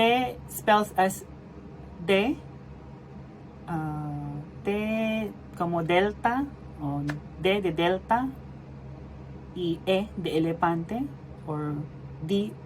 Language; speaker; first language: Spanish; non-native, fluent; Filipino